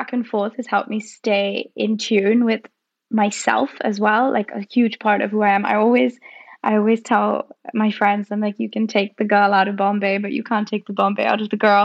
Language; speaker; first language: English; non-native, local second language; Hindi